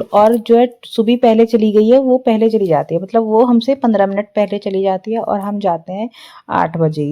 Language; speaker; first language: Hindi; native; Hindi